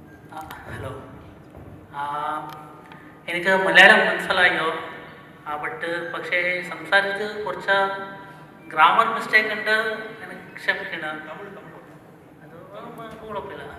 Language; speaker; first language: Malayalam; non-native, learner; Kannada